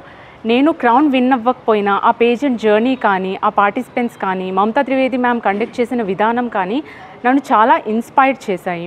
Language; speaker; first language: Telugu; native; Telugu